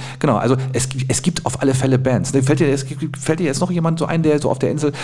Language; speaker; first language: German; native; German